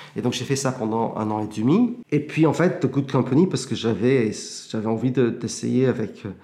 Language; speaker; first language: French; early bilingual, heritage; French